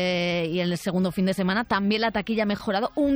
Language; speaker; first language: Spanish; native; Spanish